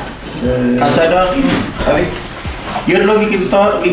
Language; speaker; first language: English; non-native, learner; Indonesian